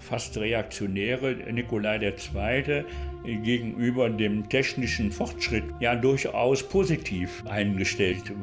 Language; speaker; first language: German; native; German